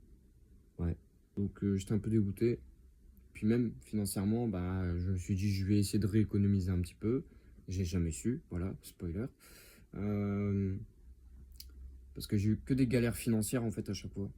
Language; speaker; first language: French; native; French